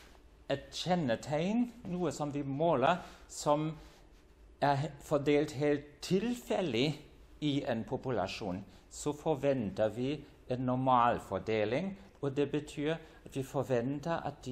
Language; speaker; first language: Norwegian; non-native, fluent; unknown